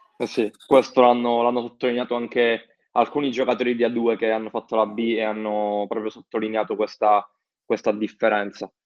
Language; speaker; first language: Italian; native; Italian